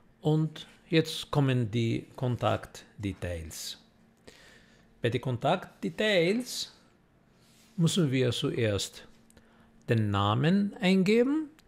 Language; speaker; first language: German; non-native, fluent; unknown